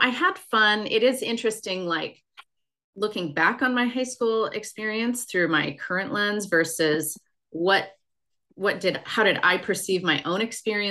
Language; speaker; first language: English; native; English